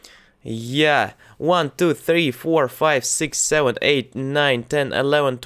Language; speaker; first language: English; non-native, learner; Russian